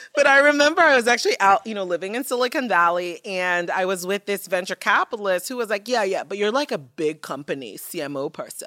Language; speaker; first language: English; non-native, local second language; Yoruba